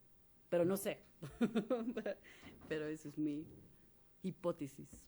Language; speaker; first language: Spanish; non-native, fluent; English